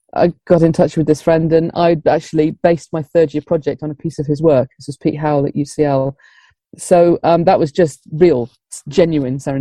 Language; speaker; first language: English; native; English